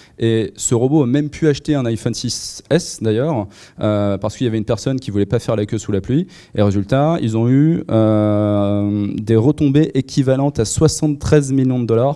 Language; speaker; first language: French; native; French